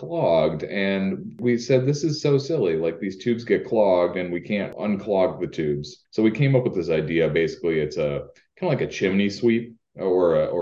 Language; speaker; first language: English; native; English